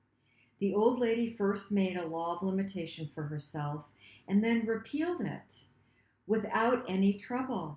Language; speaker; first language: English; native; English